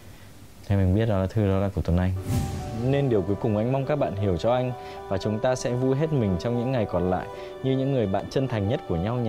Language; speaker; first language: Vietnamese; native; Vietnamese